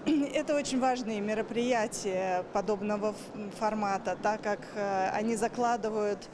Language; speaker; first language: Russian; native; Russian